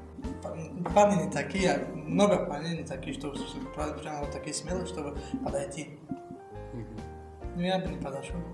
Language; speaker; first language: Russian; non-native, fluent; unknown